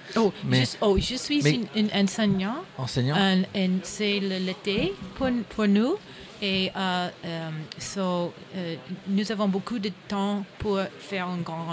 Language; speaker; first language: French; non-native, learner; English